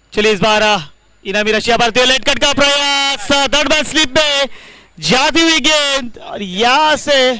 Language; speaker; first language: Hindi; non-native, local second language; Marathi